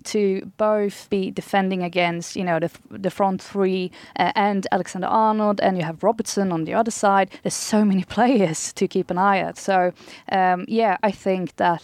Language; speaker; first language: English; non-native, fluent; Swedish